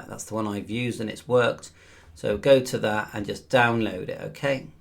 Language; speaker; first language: English; native; English